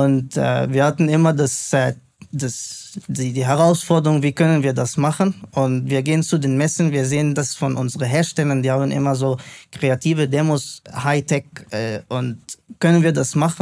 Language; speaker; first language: German; non-native, fluent; Arabic